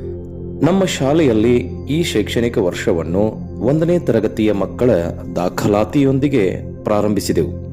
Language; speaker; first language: Kannada; native; Kannada